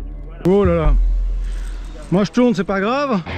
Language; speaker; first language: French; native; French